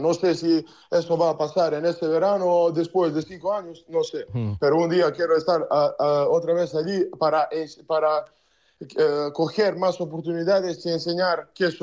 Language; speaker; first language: Spanish; non-native, learner; Serbian